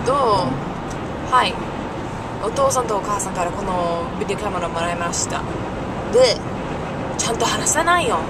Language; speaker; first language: Japanese; non-native, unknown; English